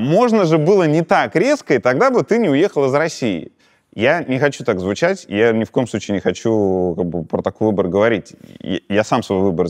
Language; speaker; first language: Russian; native; Russian